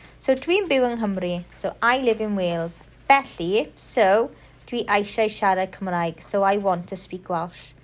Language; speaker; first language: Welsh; non-native, local second language; English